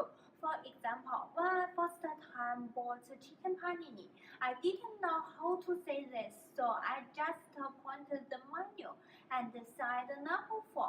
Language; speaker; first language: English; non-native, learner; Chinese